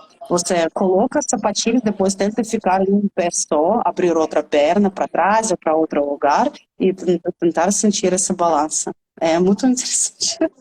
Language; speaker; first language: Portuguese; non-native, fluent; Russian